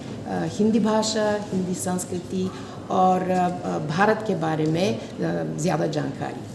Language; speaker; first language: Hindi; non-native, fluent; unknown